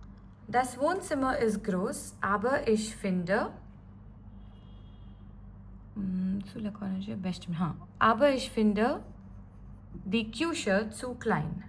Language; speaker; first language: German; non-native, fluent; Gujarati